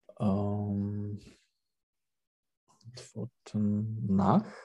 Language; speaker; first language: German; non-native, learner; Czech